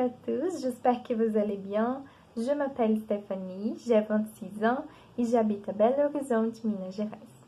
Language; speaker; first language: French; non-native, learner; Portuguese